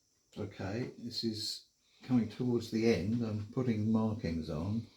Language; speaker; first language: English; native; English